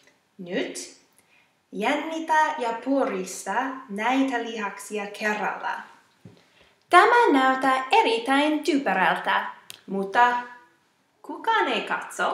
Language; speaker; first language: Finnish; non-native, fluent; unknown